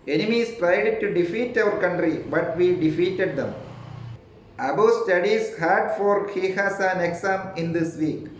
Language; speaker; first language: English; non-native, local second language; Malayalam